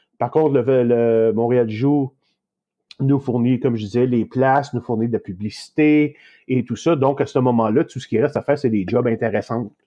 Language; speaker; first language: French; native; French